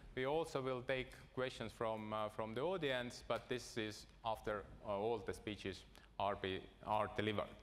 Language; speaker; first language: English; non-native, fluent; Estonian